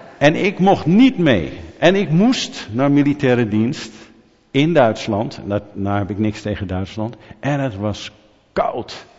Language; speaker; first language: Dutch; native; Dutch